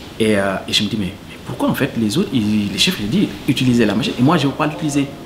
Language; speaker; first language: French; non-native, local second language; Wolof